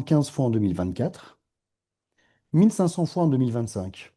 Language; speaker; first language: French; non-native, fluent; Persian